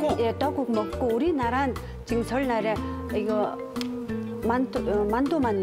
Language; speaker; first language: Korean; non-native, learner; Mongolian